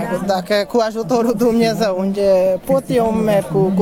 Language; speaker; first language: Romanian; non-native, local second language; Hungarian